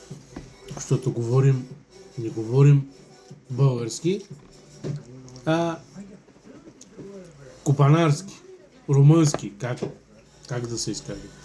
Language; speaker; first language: Bulgarian; non-native, local second language; Romanian